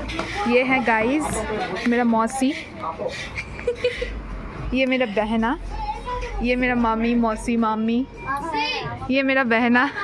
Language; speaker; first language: Hindi; non-native, local second language; Bangla